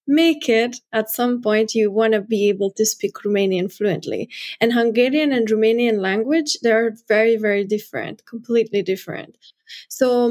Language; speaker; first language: English; non-native, fluent; Hungarian